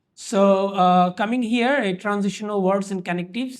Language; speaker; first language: English; non-native, local second language; Bangla